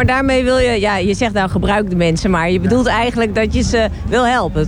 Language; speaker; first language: Dutch; native; Dutch